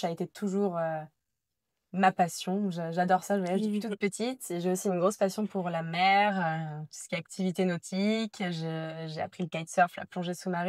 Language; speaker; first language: French; native; French